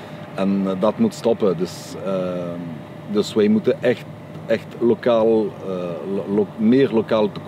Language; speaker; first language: Dutch; non-native, local second language; French